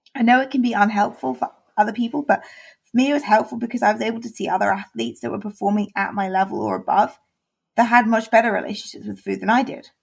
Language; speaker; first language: English; native; English